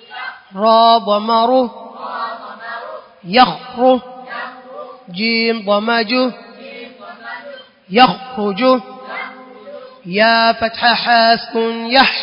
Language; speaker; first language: Arabic; non-native, learner; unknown